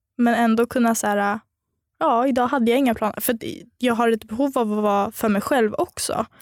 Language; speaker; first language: Swedish; native; Swedish